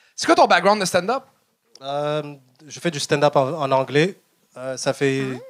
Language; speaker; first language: French; non-native, local second language; Kinyarwanda